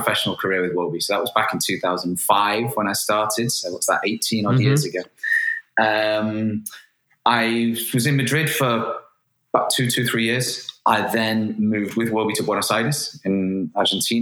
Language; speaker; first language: English; native; English